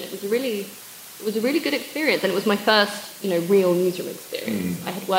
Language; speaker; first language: English; native; English